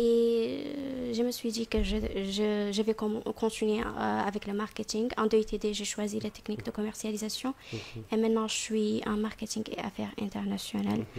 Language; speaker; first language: French; non-native, fluent; Arabic